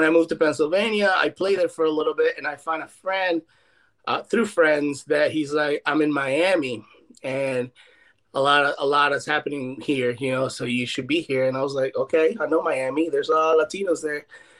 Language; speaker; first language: English; non-native, fluent; Spanish